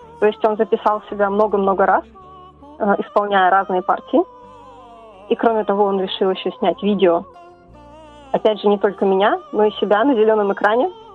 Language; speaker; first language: Russian; native; Russian